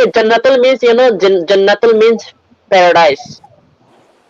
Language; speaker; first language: English; non-native, learner; Bangla